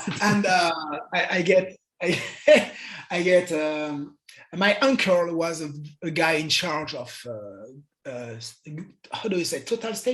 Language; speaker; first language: English; non-native, learner; French